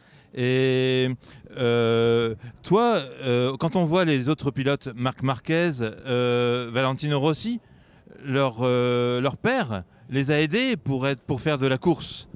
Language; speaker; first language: French; native; French